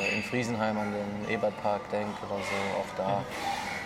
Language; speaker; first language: German; native; German